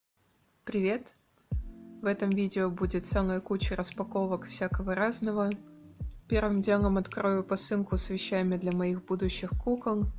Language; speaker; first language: Russian; native; Russian